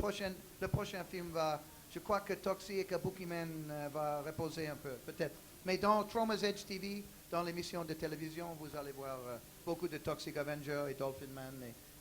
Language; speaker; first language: French; non-native, learner; English